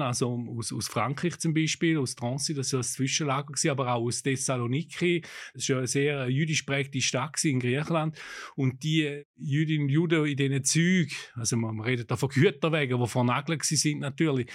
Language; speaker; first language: German; native; German